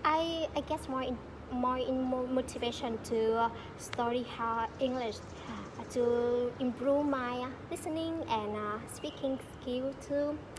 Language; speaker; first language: English; non-native, fluent; Vietnamese